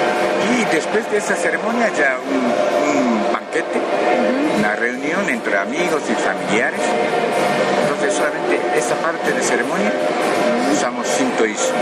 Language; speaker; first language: Spanish; non-native, fluent; Japanese